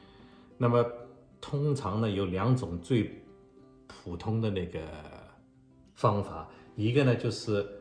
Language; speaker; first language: Chinese; native; Chinese